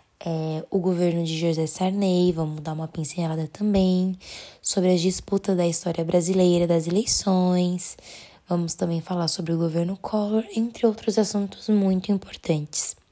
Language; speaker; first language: Portuguese; native; Portuguese